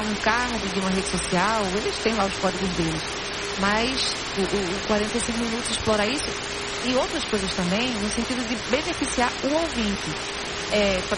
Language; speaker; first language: Portuguese; native; Portuguese